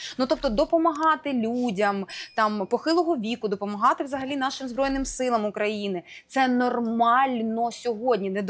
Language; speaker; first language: Ukrainian; native; Ukrainian